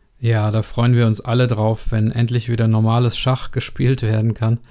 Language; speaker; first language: German; non-native, learner; Czech